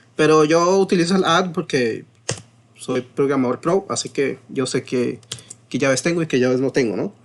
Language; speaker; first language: Spanish; early bilingual, heritage; Spanish